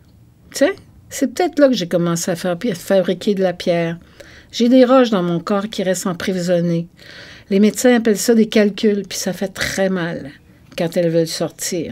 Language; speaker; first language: French; native; French